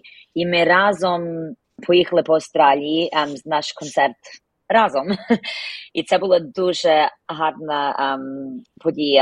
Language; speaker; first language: Ukrainian; early bilingual, heritage; Ukrainian